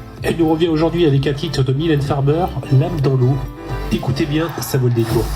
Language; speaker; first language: French; native; French